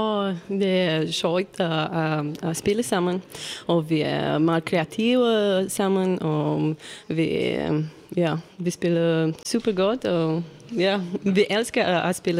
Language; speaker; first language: Danish; non-native, fluent; Romanian